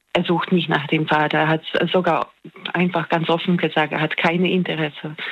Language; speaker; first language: German; non-native, fluent; Polish